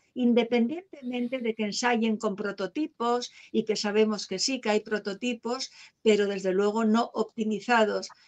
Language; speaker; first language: Spanish; native; Spanish